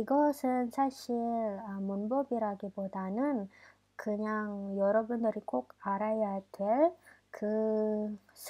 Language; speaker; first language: Korean; non-native, fluent; Indonesian